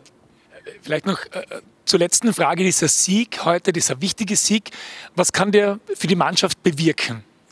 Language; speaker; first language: German; native; German